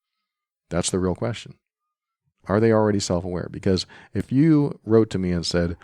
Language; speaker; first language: English; native; English